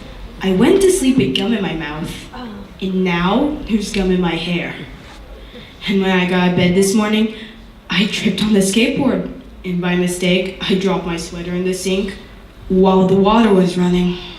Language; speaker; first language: English; native; English